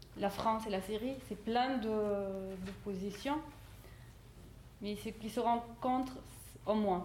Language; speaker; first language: French; non-native, fluent; Arabic